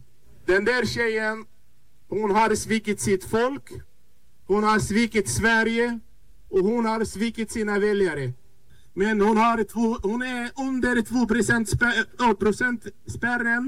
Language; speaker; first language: Swedish; non-native, fluent; Arabic